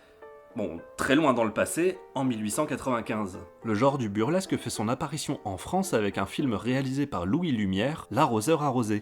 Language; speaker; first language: French; native; French